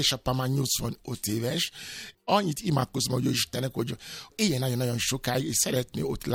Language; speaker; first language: Hungarian; non-native, learner; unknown